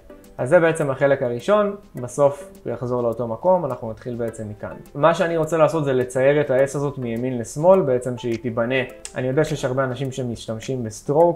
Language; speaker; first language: Hebrew; native; Hebrew